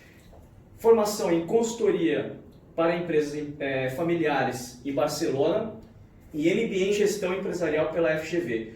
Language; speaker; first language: Portuguese; native; Portuguese